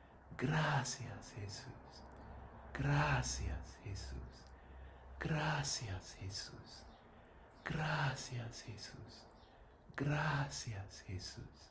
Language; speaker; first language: Spanish; non-native, fluent; English